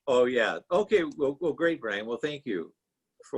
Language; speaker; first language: English; native; English